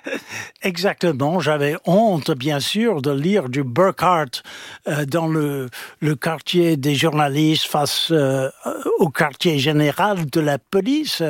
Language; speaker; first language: French; non-native, fluent; English